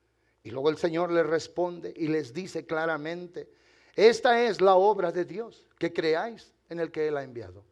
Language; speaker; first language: Spanish; native; Spanish